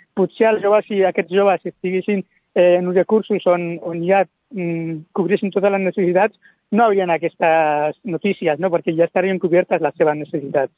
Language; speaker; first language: Catalan; early bilingual, other home language; Spanish